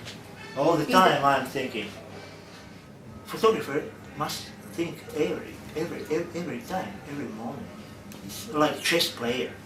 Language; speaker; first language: English; non-native, learner; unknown